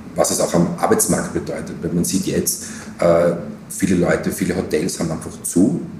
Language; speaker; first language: German; native; German